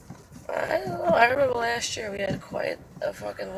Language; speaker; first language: English; native; English